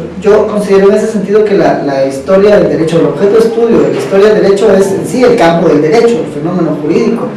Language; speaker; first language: Spanish; native; Spanish